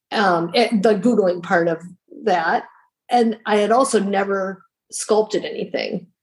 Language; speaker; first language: English; native; English